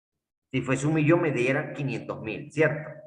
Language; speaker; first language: Spanish; native; Spanish